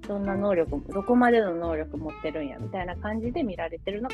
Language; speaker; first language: Japanese; early bilingual, heritage; Japanese